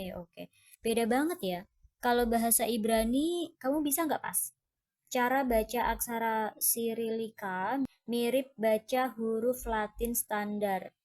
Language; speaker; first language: Indonesian; non-native, fluent; Thai